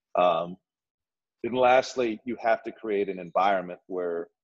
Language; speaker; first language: English; native; English